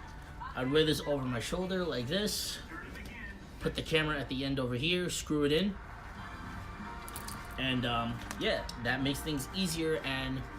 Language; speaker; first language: English; native; English